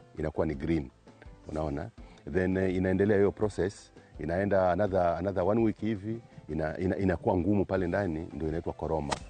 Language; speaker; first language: Swahili; native; Swahili